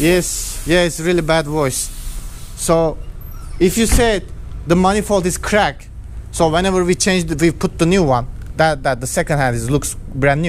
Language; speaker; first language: English; non-native, learner; Turkish